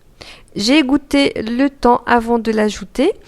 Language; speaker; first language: French; non-native, local second language; Arabic